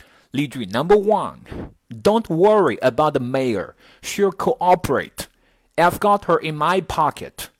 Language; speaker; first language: English; non-native, fluent; Chinese